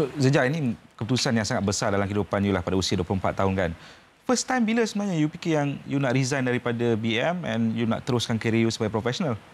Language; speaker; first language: Malay; native; Malay